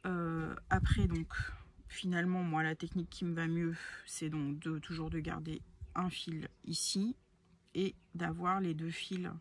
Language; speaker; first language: French; native; French